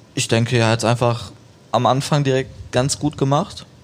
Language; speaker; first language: German; native; German